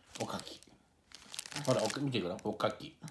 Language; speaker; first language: Japanese; native; Japanese